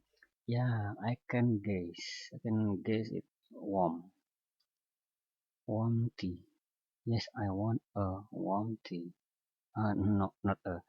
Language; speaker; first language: English; non-native, fluent; Indonesian